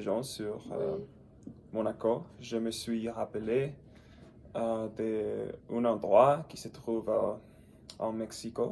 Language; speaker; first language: French; non-native, learner; English